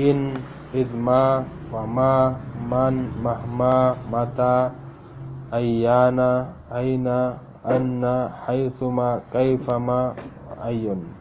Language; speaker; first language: Arabic; non-native, fluent; Indonesian